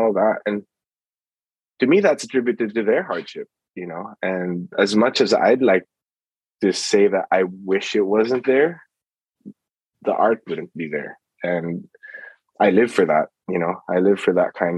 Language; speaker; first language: English; non-native, local second language; Filipino